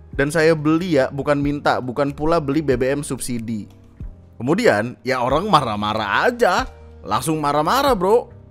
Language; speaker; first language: Indonesian; native; Indonesian